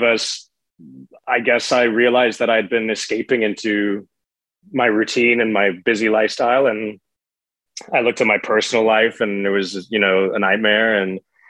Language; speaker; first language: English; native; English